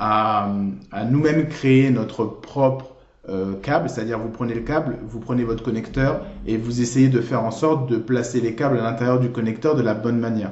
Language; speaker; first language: French; native; French